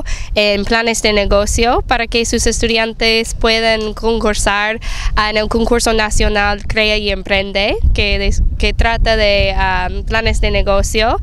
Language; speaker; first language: Spanish; non-native, fluent; English